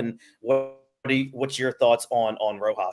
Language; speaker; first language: English; native; English